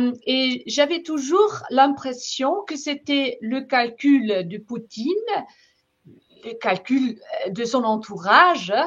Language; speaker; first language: French; non-native, fluent; German